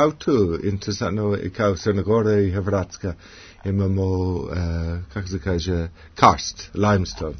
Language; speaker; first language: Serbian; non-native, learner; English